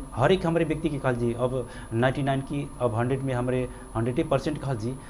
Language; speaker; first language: Bhojpuri; non-native, local second language; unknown